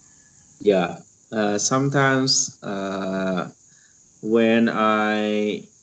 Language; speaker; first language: English; non-native, learner; Vietnamese